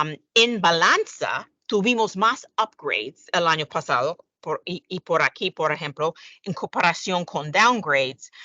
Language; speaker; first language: Spanish; non-native, fluent; English